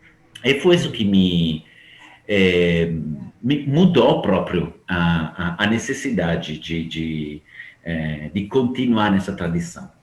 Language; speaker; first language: Portuguese; non-native, fluent; Italian